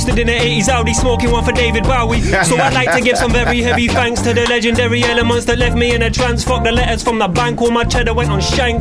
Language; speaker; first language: English; native; English